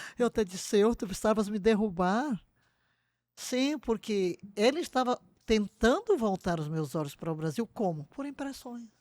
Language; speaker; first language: Portuguese; native; Portuguese